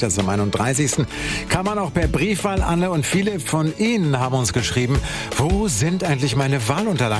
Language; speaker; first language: German; native; German